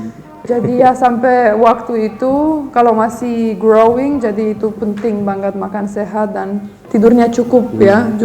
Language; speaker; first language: Indonesian; non-native, fluent; Romanian